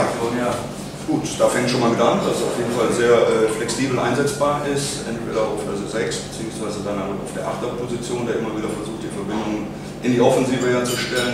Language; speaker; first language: German; native; German